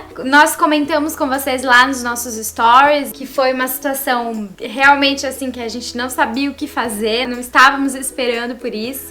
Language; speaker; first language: Portuguese; native; Portuguese